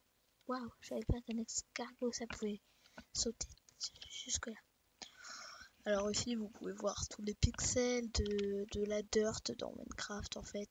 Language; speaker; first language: French; native; French